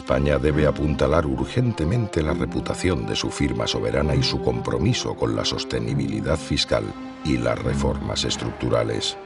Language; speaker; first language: Spanish; native; Spanish